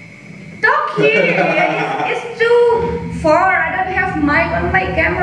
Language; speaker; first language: English; non-native, fluent; Indonesian